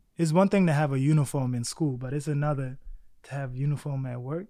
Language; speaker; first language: English; early bilingual, other home language; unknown